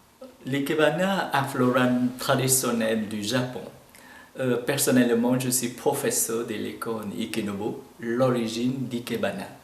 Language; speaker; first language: French; non-native, fluent; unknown